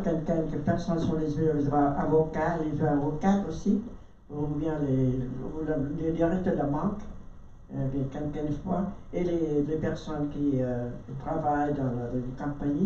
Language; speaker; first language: French; non-native, learner; Vietnamese